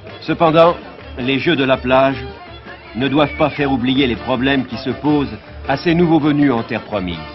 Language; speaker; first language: French; native; French